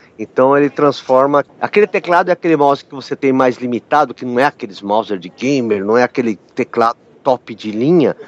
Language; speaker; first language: Portuguese; native; Portuguese